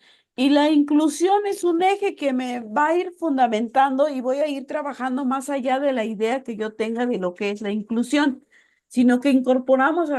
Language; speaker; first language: Spanish; native; Spanish